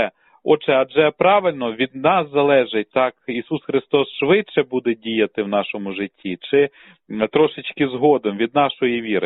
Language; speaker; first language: Ukrainian; native; Ukrainian